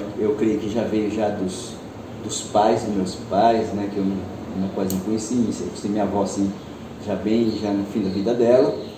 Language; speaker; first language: Portuguese; early bilingual, other home language; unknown